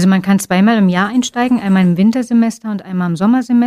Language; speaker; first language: German; native; German